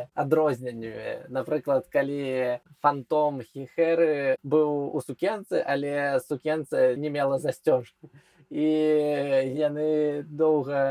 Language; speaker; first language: Belarusian; non-native, local second language; Russian